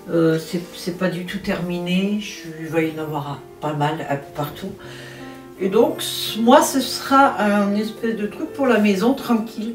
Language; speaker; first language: French; native; French